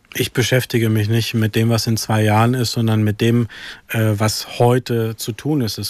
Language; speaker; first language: German; early bilingual, other home language; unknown